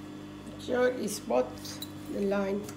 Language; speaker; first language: English; non-native, fluent; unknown